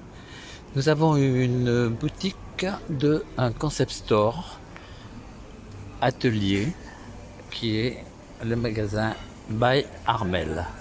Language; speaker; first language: French; native; French